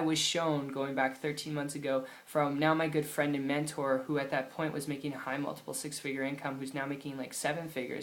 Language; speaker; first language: English; native; English